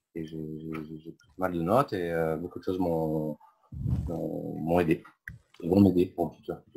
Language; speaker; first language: French; native; French